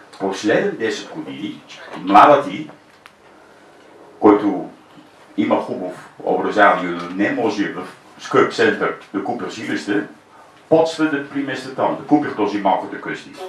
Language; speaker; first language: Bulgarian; non-native, learner; Dutch